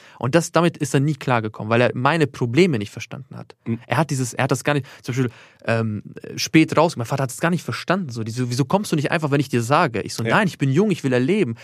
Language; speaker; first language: German; early bilingual, other home language; Albanian